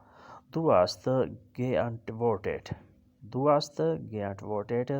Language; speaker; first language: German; non-native, learner; Urdu